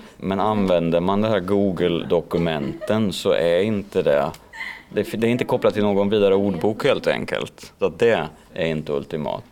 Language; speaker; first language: Swedish; native; Swedish